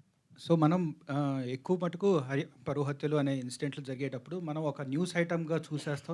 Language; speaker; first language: Telugu; native; Telugu